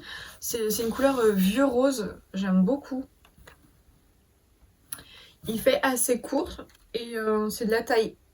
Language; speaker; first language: French; native; French